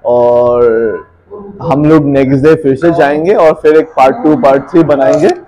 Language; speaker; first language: Hindi; non-native, local second language; Assamese